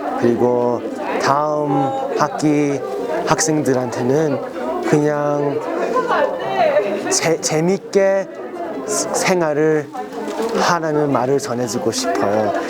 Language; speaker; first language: Korean; early bilingual, heritage; Korean